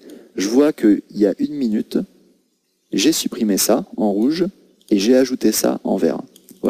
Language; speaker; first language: French; native; French